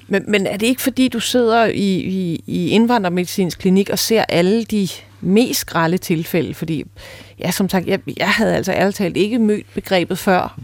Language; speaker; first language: Danish; native; Danish